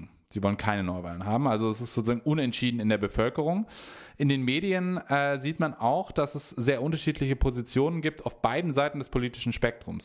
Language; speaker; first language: German; native; German